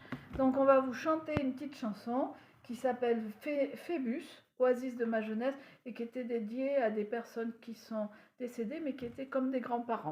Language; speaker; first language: French; native; French